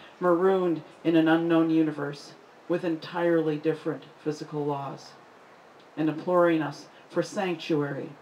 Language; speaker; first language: English; native; English